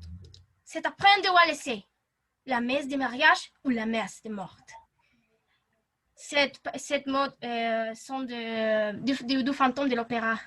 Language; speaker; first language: French; non-native, learner; Spanish